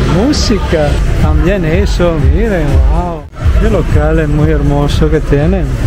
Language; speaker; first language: Spanish; non-native, learner; Italian